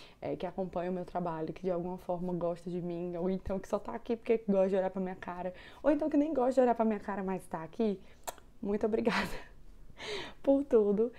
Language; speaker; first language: Portuguese; native; Portuguese